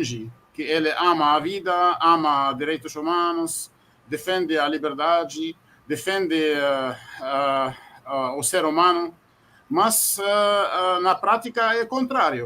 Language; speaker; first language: Portuguese; non-native, fluent; Arabic